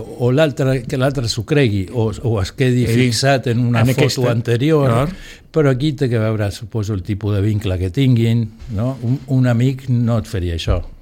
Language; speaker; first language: Catalan; non-native, local second language; Spanish